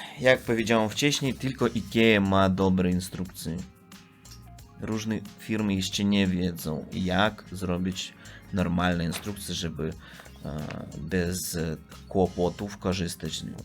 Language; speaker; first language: Polish; non-native, learner; Russian